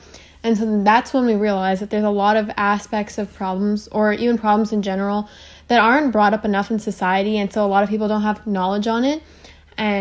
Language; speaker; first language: English; native; English